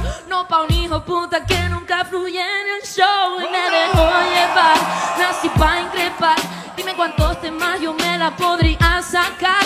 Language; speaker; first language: Spanish; native; Spanish